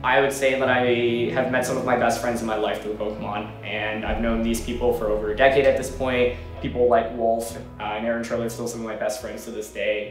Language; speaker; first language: English; native; English